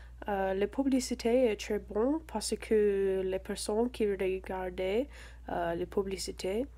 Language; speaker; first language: French; non-native, learner; English